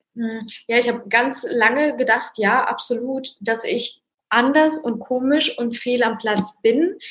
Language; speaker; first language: German; early bilingual, other home language; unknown